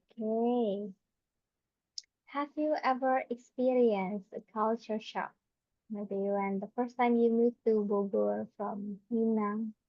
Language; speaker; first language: English; non-native, fluent; Indonesian